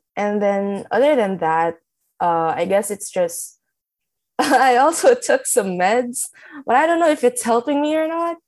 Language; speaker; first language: English; non-native, local second language; Filipino